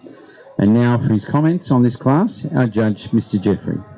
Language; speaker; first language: English; native; English